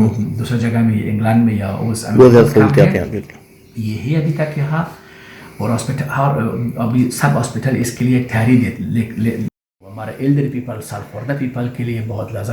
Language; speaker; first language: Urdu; non-native, learner; Persian